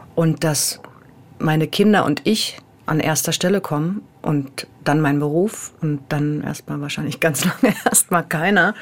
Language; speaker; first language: German; native; German